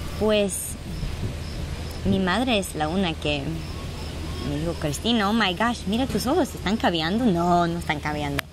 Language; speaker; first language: Spanish; early bilingual, heritage; Spanish